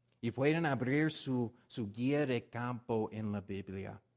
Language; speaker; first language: Spanish; non-native, learner; English